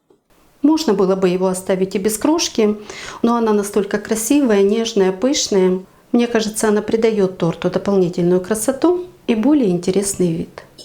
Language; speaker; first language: Russian; native; Russian